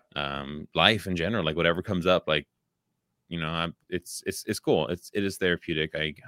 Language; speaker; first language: English; native; English